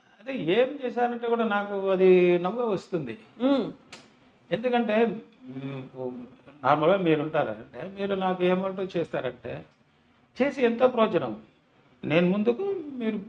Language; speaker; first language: Telugu; non-native, learner; Tamil